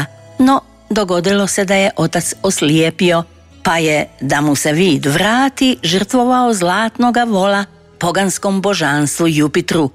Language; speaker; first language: Croatian; native; Croatian